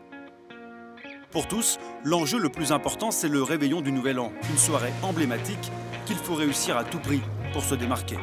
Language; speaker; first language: French; native; French